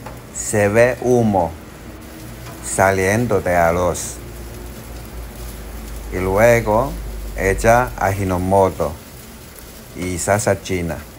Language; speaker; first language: Spanish; non-native, learner; Chinese